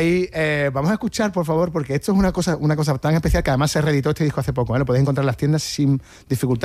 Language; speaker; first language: Spanish; native; Spanish